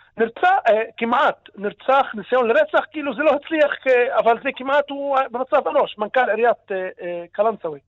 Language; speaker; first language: Hebrew; non-native, local second language; Arabic